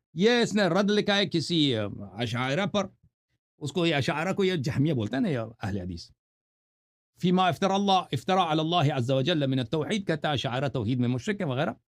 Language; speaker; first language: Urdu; non-native, fluent; Persian